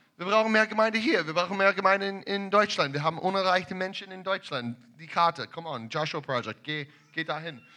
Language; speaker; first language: German; non-native, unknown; English